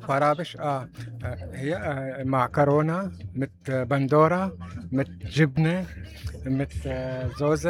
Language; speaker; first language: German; non-native, learner; Arabic